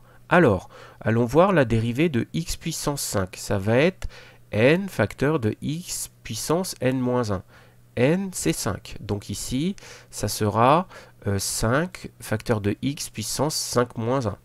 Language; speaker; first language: French; native; French